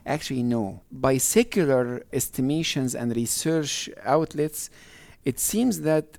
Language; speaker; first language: English; non-native, fluent; Arabic